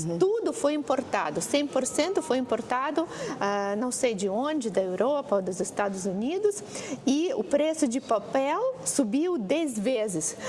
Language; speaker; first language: Portuguese; non-native, fluent; Russian